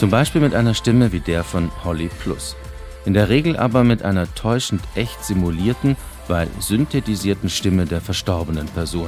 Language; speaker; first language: German; native; German